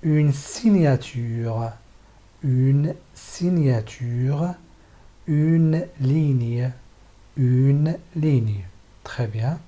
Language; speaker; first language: French; non-native, local second language; Arabic